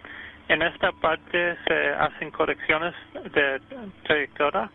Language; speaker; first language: Spanish; early bilingual, heritage; English